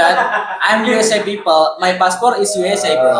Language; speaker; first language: English; non-native, learner; Indonesian